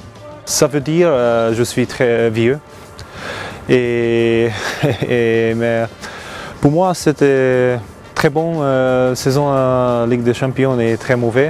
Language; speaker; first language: French; non-native, learner; Hungarian